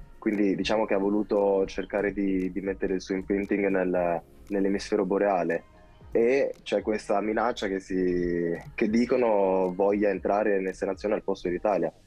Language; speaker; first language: Italian; native; Italian